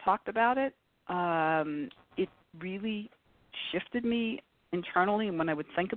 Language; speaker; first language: English; native; English